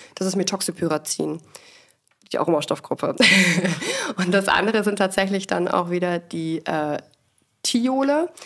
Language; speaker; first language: German; native; German